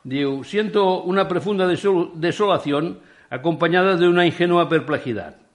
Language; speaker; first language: Spanish; non-native, local second language; Catalan